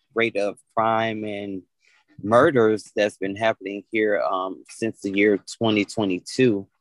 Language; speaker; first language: English; native; English